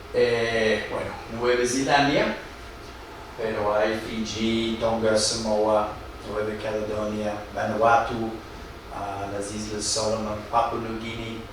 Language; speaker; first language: Spanish; non-native, fluent; English